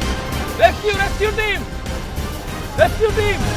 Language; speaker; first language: Kannada; native; Kannada